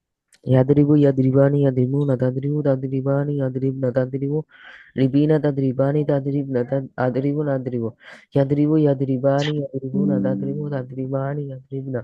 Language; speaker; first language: Arabic; non-native, learner; Bangla